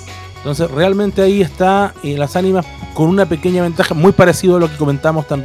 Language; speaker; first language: Spanish; native; Spanish